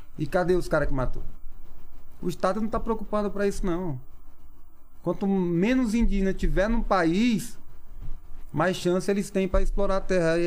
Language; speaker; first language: Portuguese; non-native, local second language; Kayapó